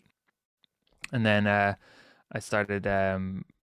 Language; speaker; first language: English; native; English